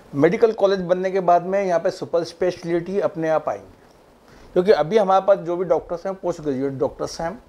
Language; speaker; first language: Hindi; native; Hindi